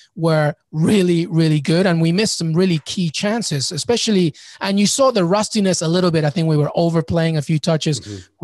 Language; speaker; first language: English; early bilingual, other home language; Spanish